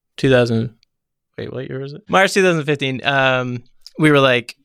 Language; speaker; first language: English; native; English